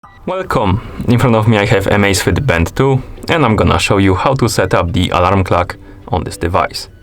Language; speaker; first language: English; non-native, fluent; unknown